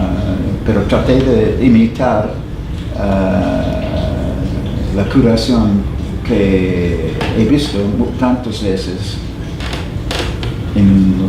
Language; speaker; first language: Spanish; non-native, fluent; English